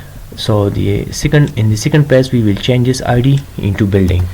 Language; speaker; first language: English; non-native, local second language; Urdu